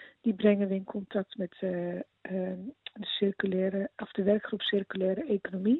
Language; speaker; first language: Dutch; native; Dutch